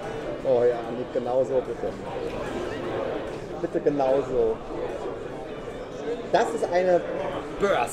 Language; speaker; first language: German; native; German